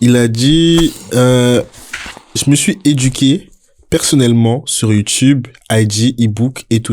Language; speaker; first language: French; native; French